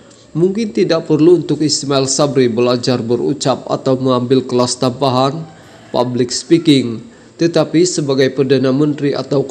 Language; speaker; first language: Malay; native; Malay